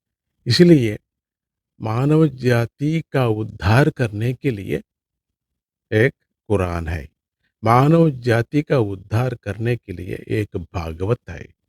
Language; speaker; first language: Hindi; non-native, local second language; Kannada